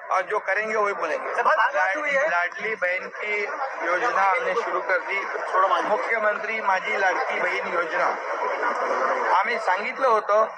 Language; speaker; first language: Hindi; non-native, local second language; Marathi